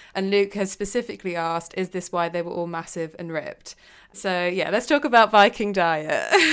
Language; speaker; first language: English; native; English